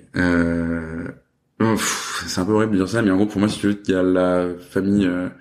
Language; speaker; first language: French; native; French